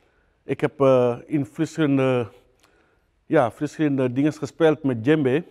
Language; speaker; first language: Dutch; non-native, learner; Wolof